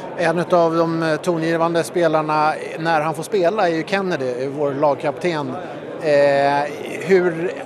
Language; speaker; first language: Swedish; native; Swedish